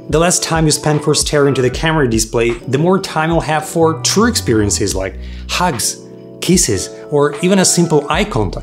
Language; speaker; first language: English; non-native, fluent; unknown